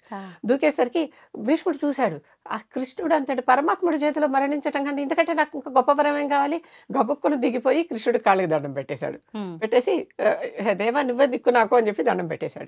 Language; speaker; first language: Telugu; native; Telugu